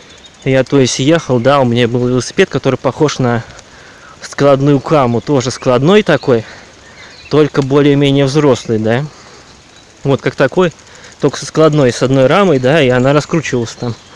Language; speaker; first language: Russian; native; Russian